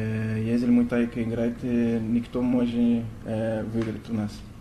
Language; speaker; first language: Russian; non-native, learner; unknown